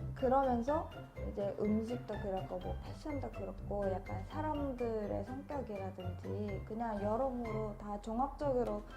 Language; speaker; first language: Korean; non-native, fluent; Japanese